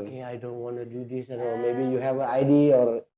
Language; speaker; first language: English; non-native, learner; Indonesian